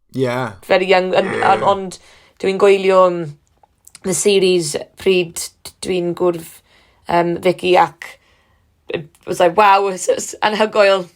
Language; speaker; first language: Welsh; non-native, learner; English